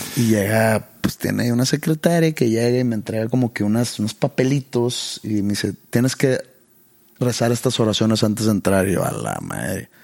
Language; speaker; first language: Spanish; native; Spanish